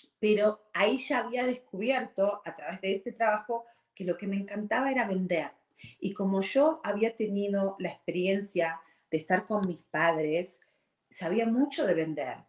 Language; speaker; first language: Spanish; native; Spanish